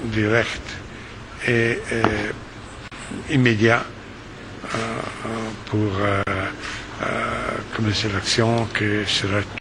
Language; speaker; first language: French; non-native, fluent; Italian